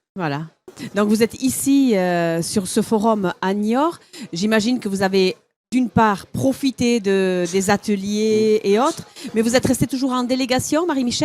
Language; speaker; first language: French; native; French